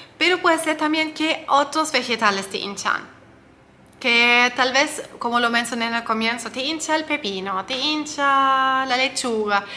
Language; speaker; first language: Spanish; non-native, fluent; German